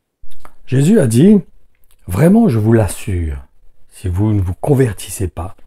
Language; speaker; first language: French; native; French